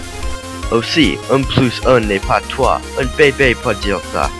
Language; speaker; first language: French; non-native, learner; English